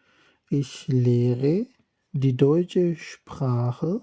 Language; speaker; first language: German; non-native, learner; Urdu